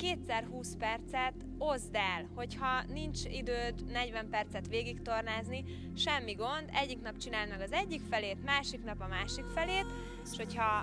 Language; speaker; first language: Hungarian; native; Hungarian